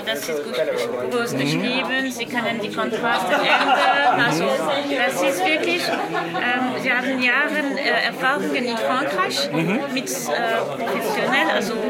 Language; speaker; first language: German; non-native, learner; French